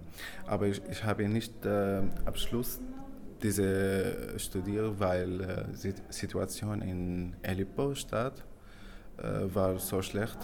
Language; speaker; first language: German; non-native, learner; Arabic